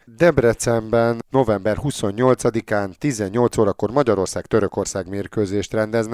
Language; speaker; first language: Hungarian; native; Hungarian